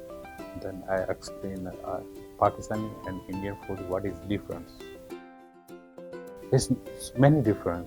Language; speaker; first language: English; non-native, learner; Urdu